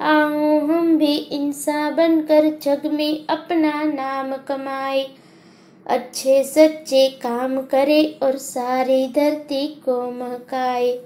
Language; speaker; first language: Hindi; non-native, local second language; Gujarati